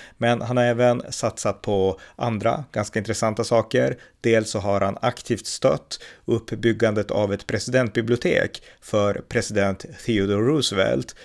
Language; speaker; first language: Swedish; native; Swedish